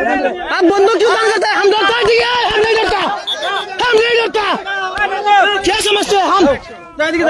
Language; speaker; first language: Hindi; non-native, local second language; Bangla